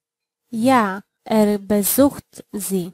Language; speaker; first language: German; non-native, fluent; Polish